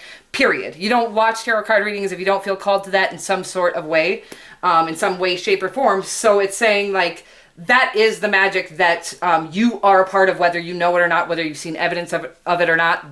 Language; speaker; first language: English; native; English